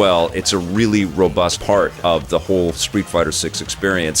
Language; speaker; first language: English; native; English